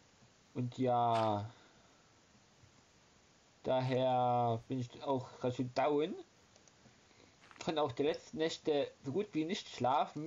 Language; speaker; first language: German; native; German